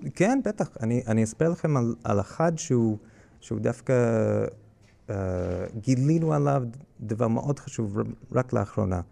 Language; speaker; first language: Hebrew; non-native, fluent; English